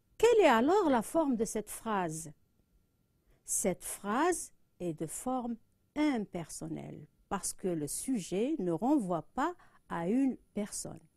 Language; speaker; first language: French; non-native, local second language; Arabic